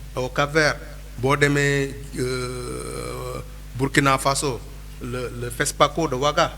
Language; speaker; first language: Wolof; non-native, local second language; Mandingo